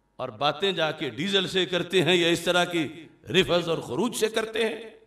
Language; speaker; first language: Urdu; non-native, local second language; Punjabi